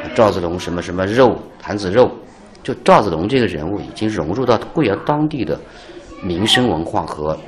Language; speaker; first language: Chinese; native; Chinese